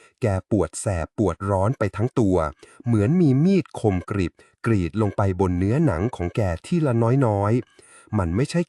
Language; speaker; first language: Thai; native; Thai